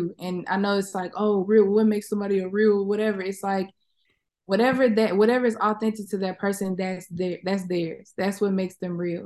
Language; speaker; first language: English; native; English